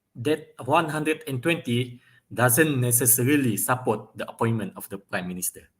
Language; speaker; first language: English; non-native, local second language; Malay